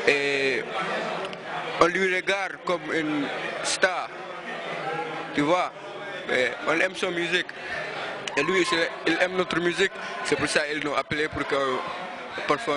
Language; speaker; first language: French; non-native, learner; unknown